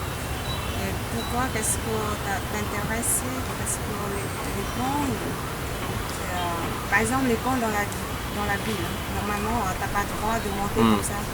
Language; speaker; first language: French; non-native, learner; Vietnamese